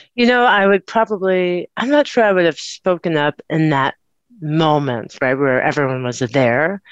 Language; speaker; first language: English; native; English